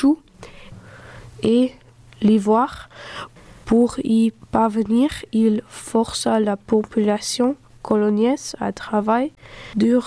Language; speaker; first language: French; early bilingual, other home language; Dutch